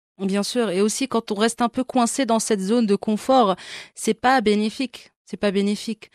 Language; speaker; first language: French; non-native, local second language; Arabic